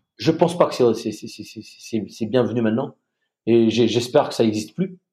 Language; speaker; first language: French; non-native, local second language; Malagasy